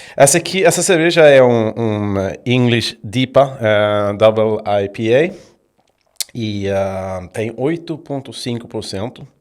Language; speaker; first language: Portuguese; non-native, fluent; Swedish